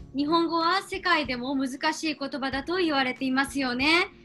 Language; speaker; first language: Japanese; native; Japanese